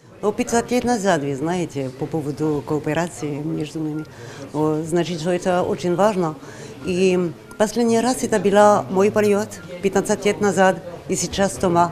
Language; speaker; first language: Russian; non-native, learner; French